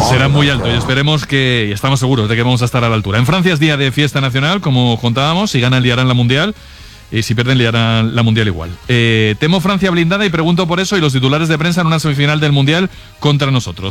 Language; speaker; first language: Spanish; native; Spanish